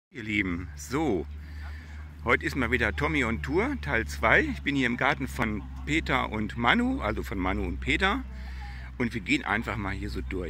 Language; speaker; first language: German; native; German